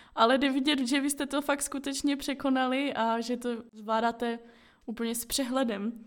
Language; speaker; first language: Czech; non-native, fluent; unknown